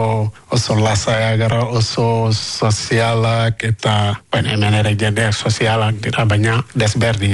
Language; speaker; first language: Basque; non-native, learner; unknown